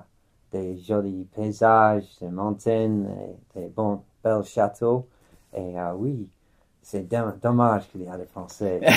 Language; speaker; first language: French; non-native, fluent; English